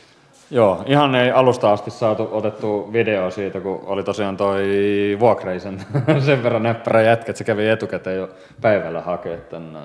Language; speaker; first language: Finnish; native; Finnish